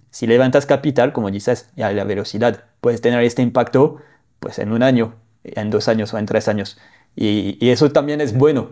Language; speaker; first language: Spanish; non-native, fluent; French